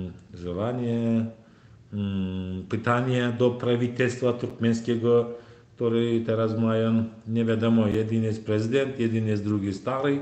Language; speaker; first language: Polish; non-native, learner; Turkmen